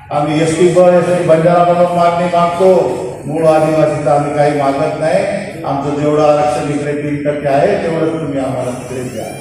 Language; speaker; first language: Marathi; non-native, local second language; Lambadi